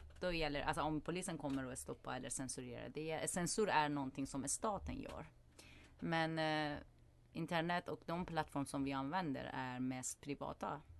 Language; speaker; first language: Swedish; non-native, fluent; Persian